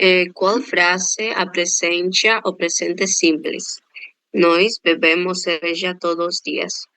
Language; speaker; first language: Portuguese; non-native, learner; Spanish